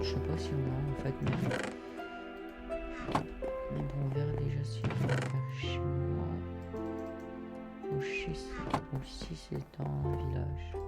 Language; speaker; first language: French; native; French